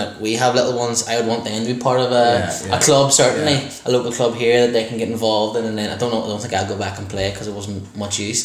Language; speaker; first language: English; native; English